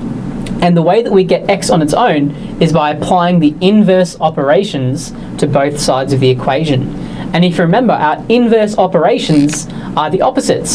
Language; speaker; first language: English; native; English